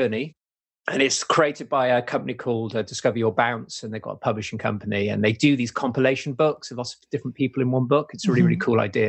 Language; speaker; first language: English; native; English